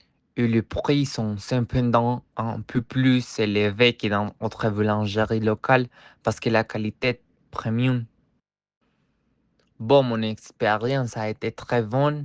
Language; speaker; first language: French; non-native, learner; Spanish